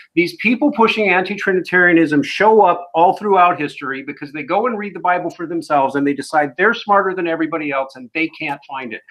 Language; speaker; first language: English; native; English